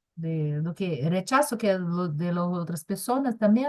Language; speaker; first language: Spanish; non-native, learner; Portuguese